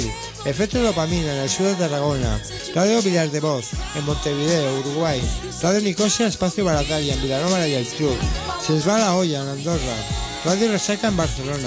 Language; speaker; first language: Spanish; native; Spanish